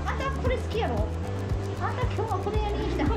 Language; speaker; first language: Japanese; native; Japanese